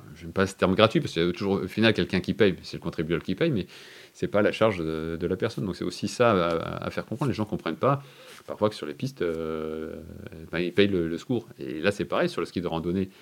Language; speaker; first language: French; native; French